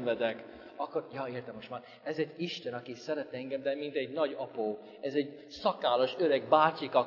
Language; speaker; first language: Hungarian; non-native, fluent; English